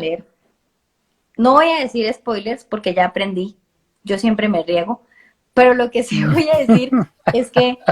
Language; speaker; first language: Spanish; native; Spanish